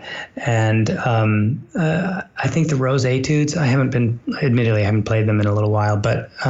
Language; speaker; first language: English; native; English